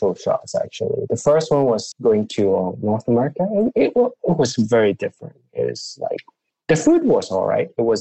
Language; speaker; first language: English; non-native, local second language; Cantonese